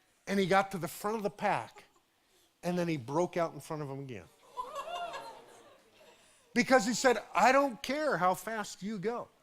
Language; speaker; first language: English; native; English